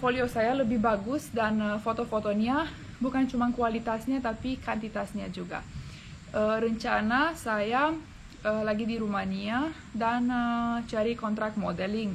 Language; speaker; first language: Indonesian; non-native, fluent; Romanian